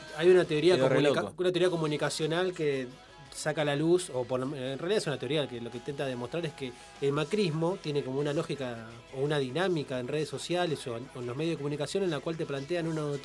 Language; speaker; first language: Spanish; native; Spanish